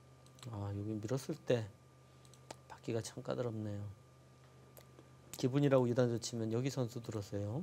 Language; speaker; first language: Korean; native; Korean